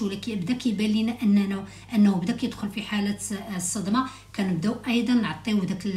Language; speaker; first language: Arabic; native; Arabic